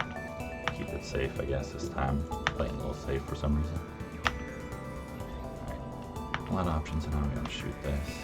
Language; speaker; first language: English; native; English